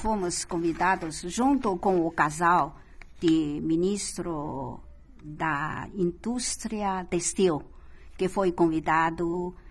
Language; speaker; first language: Portuguese; non-native, fluent; Chinese